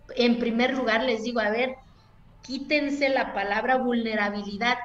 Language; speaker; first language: Spanish; non-native, local second language; Zapotec